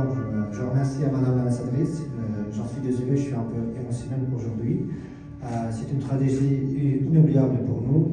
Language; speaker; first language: French; non-native, fluent; Azerbaijani